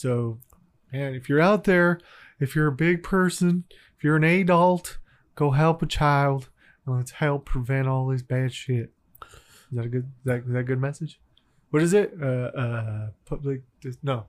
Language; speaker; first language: English; early bilingual, other home language; Spanish